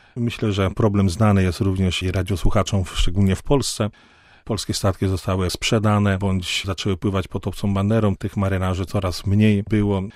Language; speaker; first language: Polish; native; Polish